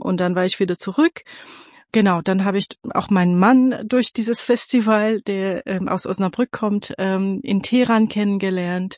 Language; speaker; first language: German; non-native, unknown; Persian